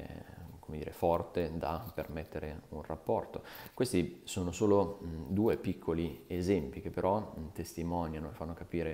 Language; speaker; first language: Italian; native; Italian